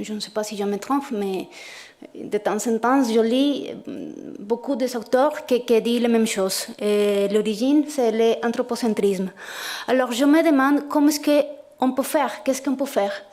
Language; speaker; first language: French; non-native, fluent; Spanish